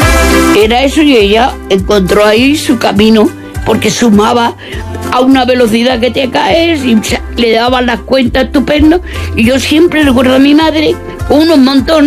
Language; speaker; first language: Spanish; native; Spanish